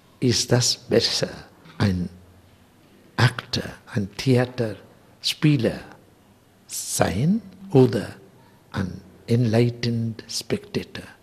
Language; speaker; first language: German; non-native, fluent; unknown